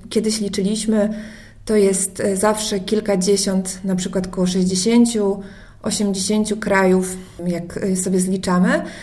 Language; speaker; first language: Polish; native; Polish